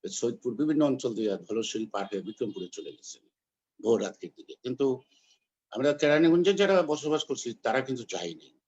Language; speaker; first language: Bangla; native; Bangla